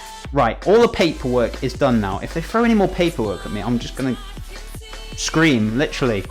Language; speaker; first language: English; native; English